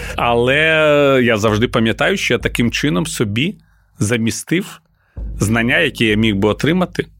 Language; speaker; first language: Ukrainian; non-native, local second language; Russian